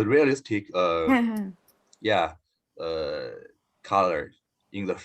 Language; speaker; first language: English; non-native, learner; Chinese